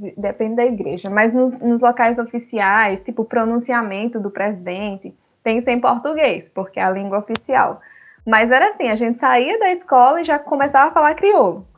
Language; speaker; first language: Portuguese; early bilingual, other home language; Upper Guinea Crioulo